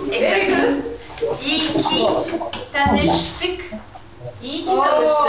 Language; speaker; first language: Turkish; non-native, learner; Polish